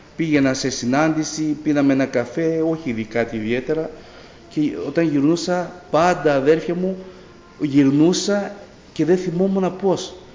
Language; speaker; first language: Greek; early bilingual, other home language; Albanian